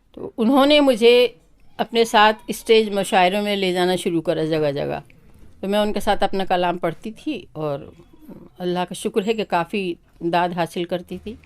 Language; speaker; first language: Urdu; native; Urdu